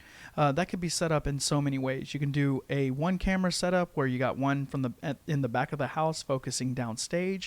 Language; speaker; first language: English; native; English